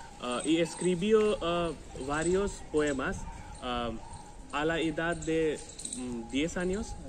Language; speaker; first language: Spanish; non-native, learner; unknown